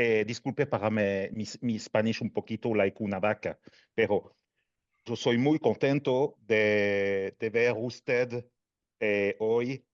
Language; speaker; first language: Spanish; non-native, learner; French